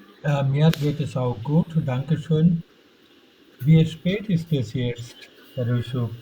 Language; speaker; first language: German; non-native, fluent; Bangla